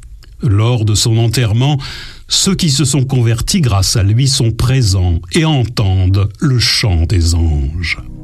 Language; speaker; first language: French; native; French